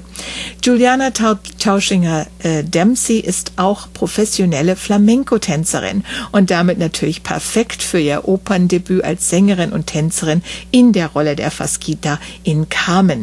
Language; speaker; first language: German; native; German